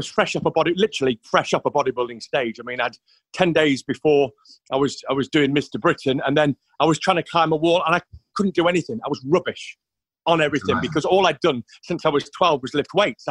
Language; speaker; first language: English; native; English